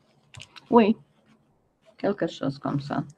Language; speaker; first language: French; non-native, fluent; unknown